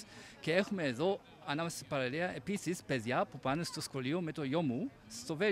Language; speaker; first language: Greek; non-native, fluent; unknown